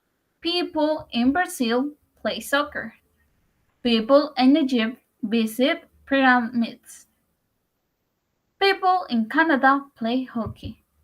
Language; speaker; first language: English; non-native, learner; Spanish